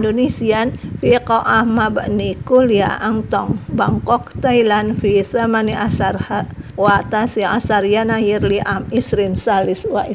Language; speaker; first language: Arabic; non-native, fluent; Indonesian